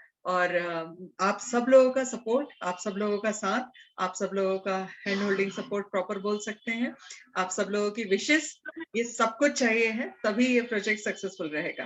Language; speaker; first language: Hindi; native; Hindi